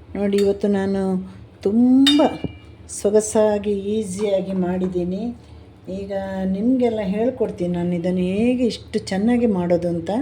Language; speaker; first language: Kannada; non-native, local second language; Malayalam